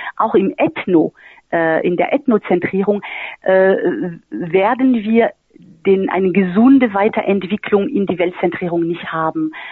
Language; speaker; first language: German; non-native, fluent; French